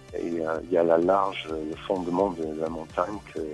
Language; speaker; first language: French; non-native, fluent; English